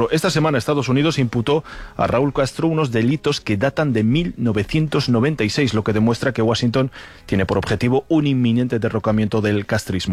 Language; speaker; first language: Spanish; native; Spanish